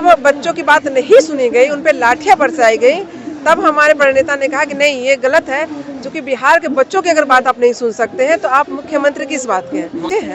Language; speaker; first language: Hindi; native; Hindi